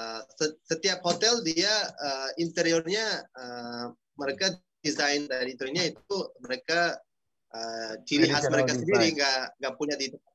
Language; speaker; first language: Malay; non-native, fluent; Uzbek